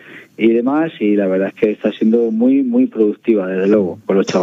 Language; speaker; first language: Spanish; native; Spanish